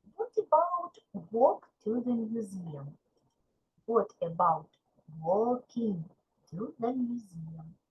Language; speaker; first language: English; non-native, fluent; Ukrainian